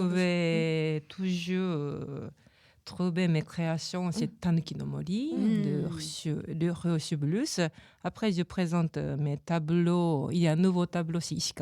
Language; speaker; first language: French; non-native, learner; Japanese